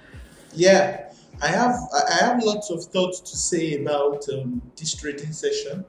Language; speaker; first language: English; non-native, learner; Portuguese